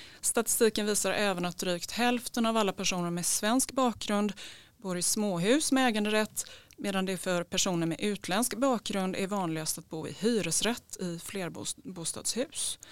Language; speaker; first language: Swedish; native; Swedish